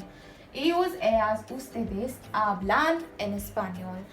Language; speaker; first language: Spanish; non-native, fluent; Hindi